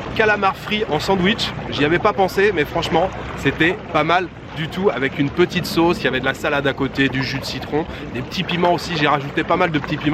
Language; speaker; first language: French; native; French